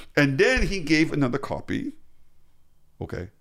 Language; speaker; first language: English; early bilingual, other home language; Chinese